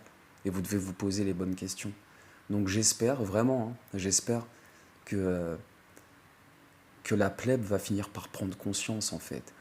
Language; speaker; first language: French; native; French